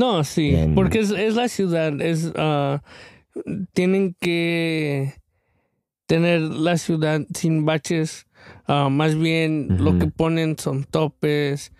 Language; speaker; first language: Spanish; early bilingual, other home language; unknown